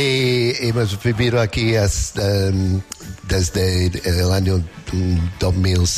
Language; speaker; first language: Spanish; non-native, learner; English